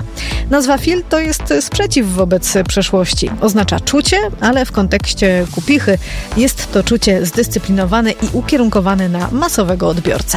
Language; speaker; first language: Polish; native; Polish